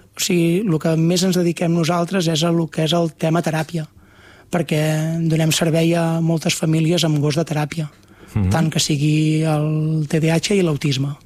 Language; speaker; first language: Catalan; native; Catalan